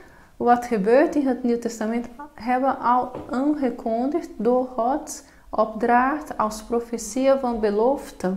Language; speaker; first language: Dutch; non-native, fluent; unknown